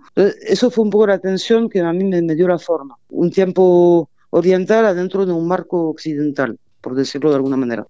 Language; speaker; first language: Spanish; non-native, fluent; French